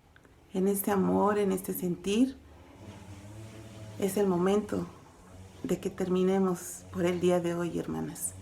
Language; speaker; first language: Spanish; native; Spanish